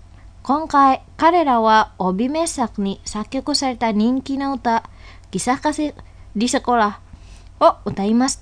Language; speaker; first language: Japanese; non-native, fluent; Indonesian